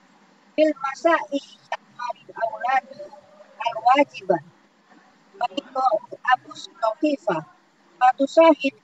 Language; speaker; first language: Arabic; non-native, learner; Indonesian